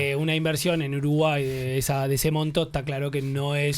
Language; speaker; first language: Spanish; native; Spanish